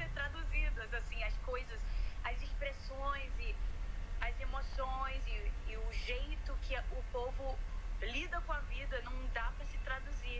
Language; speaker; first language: Portuguese; early bilingual, heritage; Portuguese